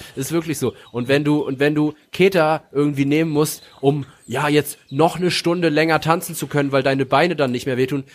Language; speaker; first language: German; native; German